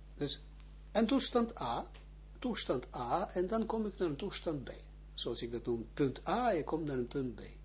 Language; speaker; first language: Dutch; non-native, fluent; Hebrew